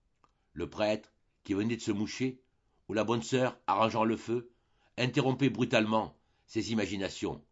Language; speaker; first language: French; native; French